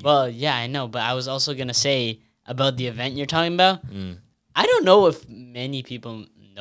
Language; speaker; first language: English; native; English